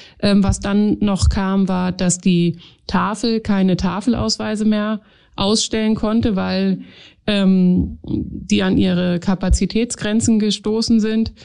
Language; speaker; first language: German; native; German